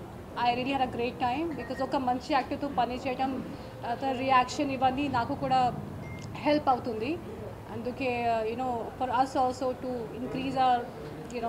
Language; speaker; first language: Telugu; non-native, learner; Hindi